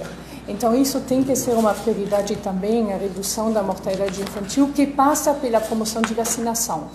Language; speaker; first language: Portuguese; non-native, fluent; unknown